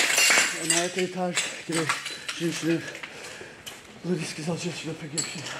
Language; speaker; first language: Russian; non-native, learner; English